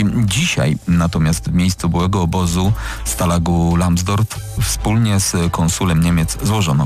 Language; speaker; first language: Polish; native; Polish